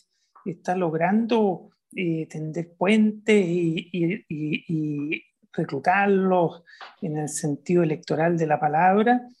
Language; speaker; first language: Spanish; native; Spanish